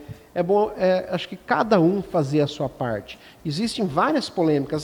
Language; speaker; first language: Portuguese; native; Portuguese